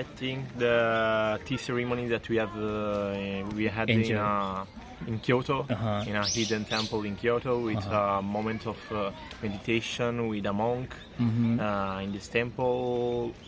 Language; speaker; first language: English; non-native, learner; Italian